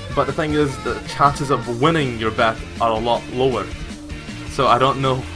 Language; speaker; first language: English; native; English